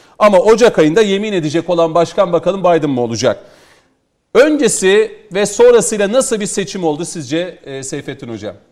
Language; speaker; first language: Turkish; native; Turkish